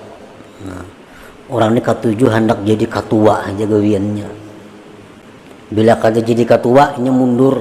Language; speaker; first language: Indonesian; non-native, local second language; Banjar